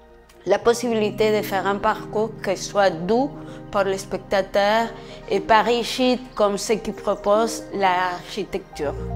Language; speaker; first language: French; non-native, fluent; Spanish